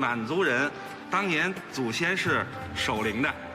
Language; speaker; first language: Chinese; native; Chinese